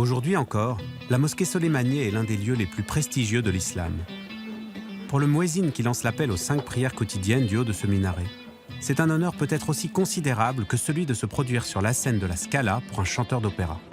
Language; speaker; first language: French; native; French